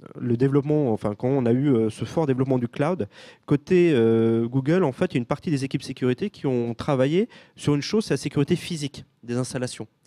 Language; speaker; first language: French; native; French